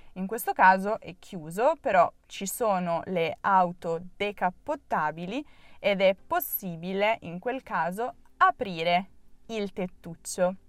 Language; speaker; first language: Italian; native; Italian